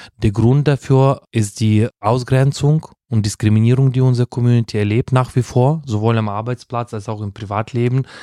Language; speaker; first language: German; non-native, fluent; Russian